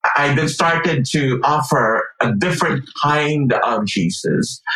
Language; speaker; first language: English; non-native, local second language; Filipino